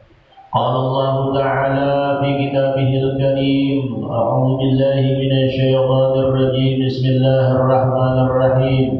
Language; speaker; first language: Arabic; non-native, fluent; Banjar